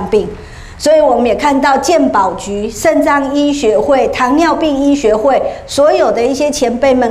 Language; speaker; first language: Chinese; native; Chinese